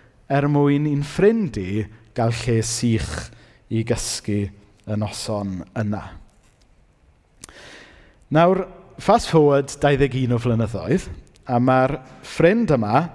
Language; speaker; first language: Welsh; native; Welsh